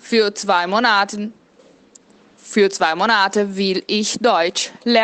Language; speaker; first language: German; non-native, fluent; Portuguese